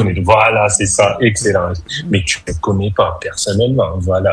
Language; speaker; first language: French; non-native, fluent; English